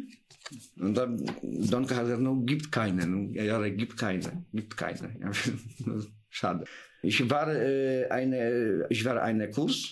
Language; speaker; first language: German; non-native, learner; Polish